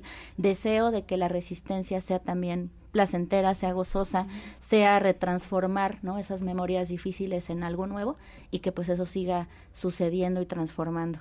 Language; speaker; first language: Spanish; native; Spanish